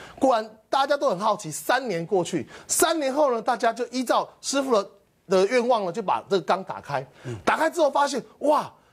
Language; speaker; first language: Chinese; native; Chinese